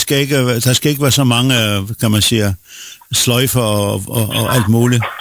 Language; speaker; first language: Danish; non-native, local second language; Faroese